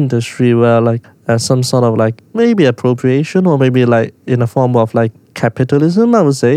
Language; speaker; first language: English; non-native, local second language; Cantonese